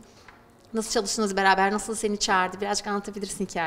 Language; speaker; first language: Turkish; native; Turkish